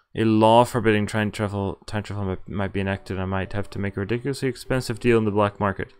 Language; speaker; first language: English; non-native, fluent; Dutch